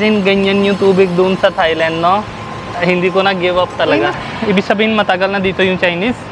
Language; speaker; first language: Filipino; non-native, learner; Punjabi